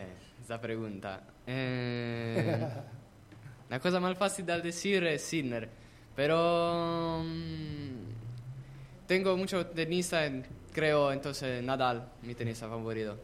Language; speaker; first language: Spanish; non-native, learner; Italian